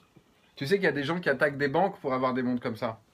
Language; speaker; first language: French; native; French